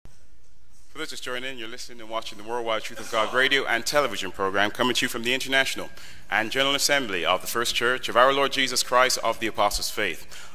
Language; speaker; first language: English; native; English